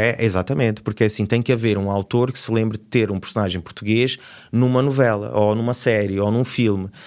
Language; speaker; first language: Portuguese; native; Portuguese